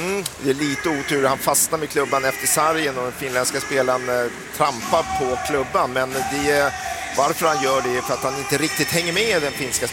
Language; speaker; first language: Swedish; native; Swedish